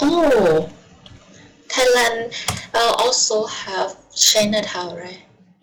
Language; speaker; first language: English; non-native, learner; Thai